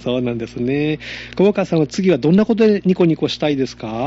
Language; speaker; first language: Japanese; native; Japanese